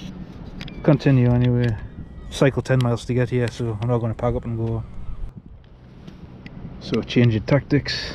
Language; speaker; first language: English; native; English